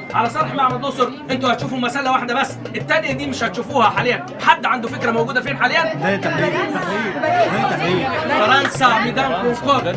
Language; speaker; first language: Arabic; native; Arabic